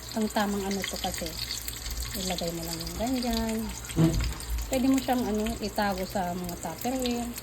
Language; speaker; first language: Filipino; non-native, local second language; Iloko